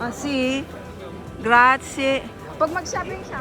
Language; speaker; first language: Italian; non-native, learner; Filipino